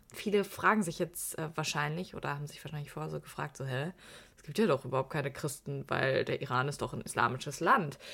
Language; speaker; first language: German; early bilingual, other home language; Persian